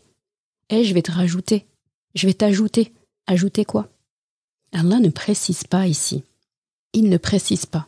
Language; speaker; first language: French; native; French